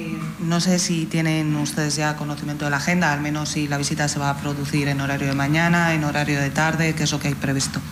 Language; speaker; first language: Spanish; native; Spanish